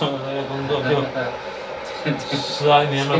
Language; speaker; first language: Chinese; native; Chinese